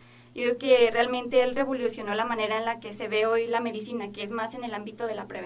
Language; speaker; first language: Spanish; native; Spanish